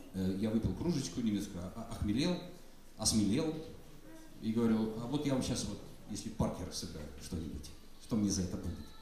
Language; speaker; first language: Russian; native; Russian